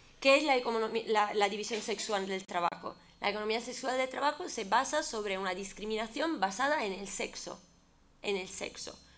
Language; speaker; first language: Spanish; non-native, fluent; Italian